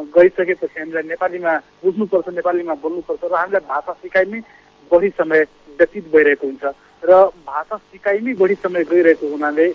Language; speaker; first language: Nepali; non-native, local second language; Maithili